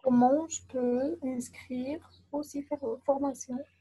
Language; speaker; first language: French; non-native, local second language; Arabic